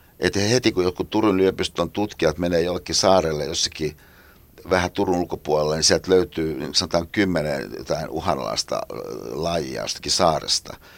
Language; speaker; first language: Finnish; native; Finnish